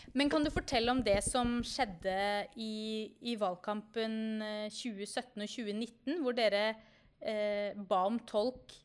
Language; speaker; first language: Norwegian; native; Norwegian